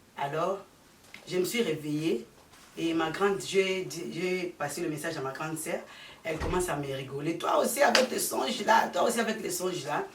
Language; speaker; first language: French; early bilingual, heritage; French